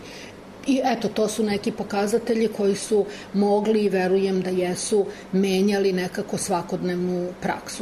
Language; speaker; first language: Serbian; native; Serbian